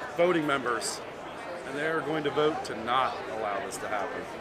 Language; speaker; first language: English; native; English